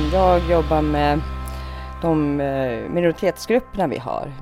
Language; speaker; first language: Swedish; early bilingual, other home language; Finnish